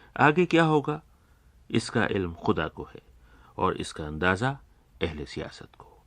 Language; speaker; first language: Urdu; native; Urdu